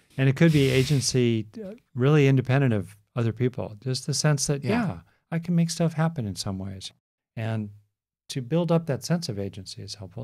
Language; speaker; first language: English; native; English